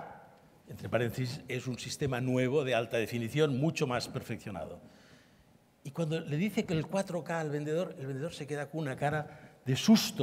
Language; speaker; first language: Spanish; native; Spanish